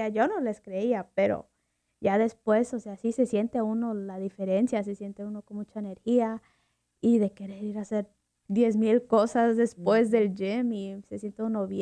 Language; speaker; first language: Spanish; early bilingual, heritage; Spanish